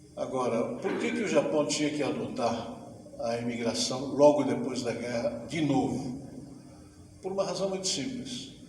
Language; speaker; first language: Portuguese; early bilingual, other home language; Japanese